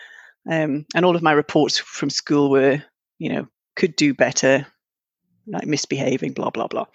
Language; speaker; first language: English; native; English